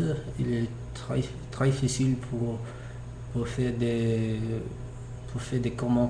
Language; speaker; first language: French; non-native, learner; English